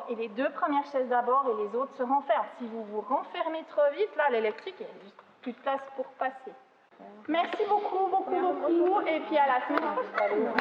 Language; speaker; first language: French; native; French